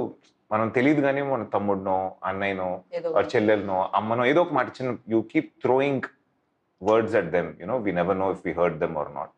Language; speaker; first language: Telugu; native; Telugu